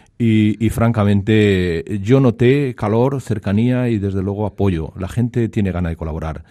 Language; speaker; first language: Spanish; native; Spanish